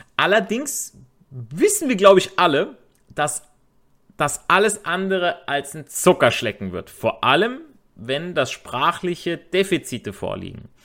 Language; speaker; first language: German; native; German